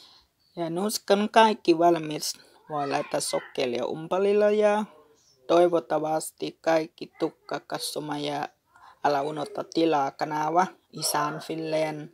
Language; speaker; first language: Finnish; non-native, learner; Northeastern Thai